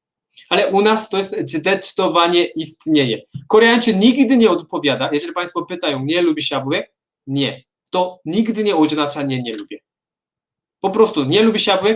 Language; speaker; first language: Polish; non-native, fluent; Korean